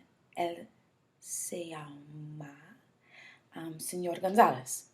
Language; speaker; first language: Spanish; non-native, learner; English